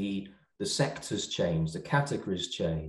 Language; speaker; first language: English; native; English